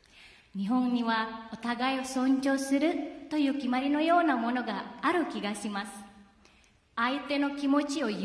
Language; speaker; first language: Japanese; non-native, fluent; Indonesian